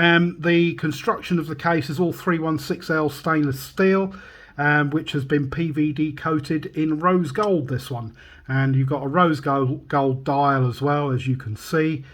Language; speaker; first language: English; native; English